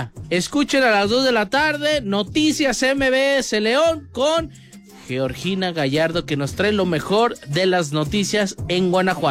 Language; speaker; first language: Spanish; native; Spanish